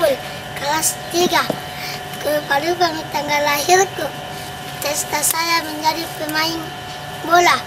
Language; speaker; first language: Indonesian; non-native, local second language; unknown